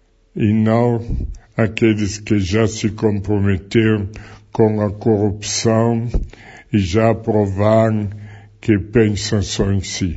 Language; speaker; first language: Portuguese; non-native, fluent; German